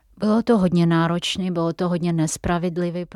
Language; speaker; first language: Czech; non-native, fluent; Tatar